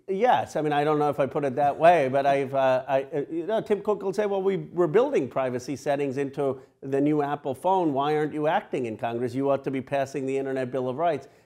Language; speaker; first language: English; native; English